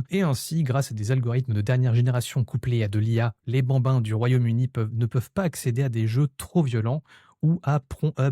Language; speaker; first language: French; native; French